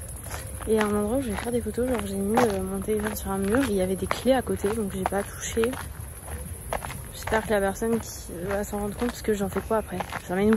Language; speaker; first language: French; native; French